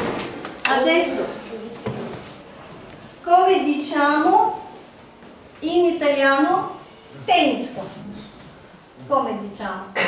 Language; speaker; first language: Italian; non-native, fluent; Bulgarian